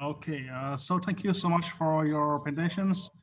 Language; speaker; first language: English; non-native, learner; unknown